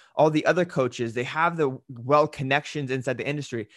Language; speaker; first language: English; native; English